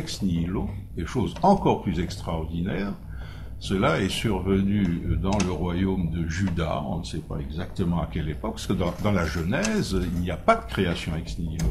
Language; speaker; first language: French; native; French